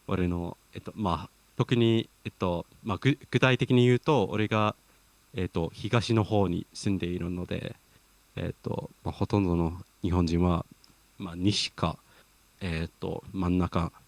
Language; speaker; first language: Japanese; non-native, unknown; English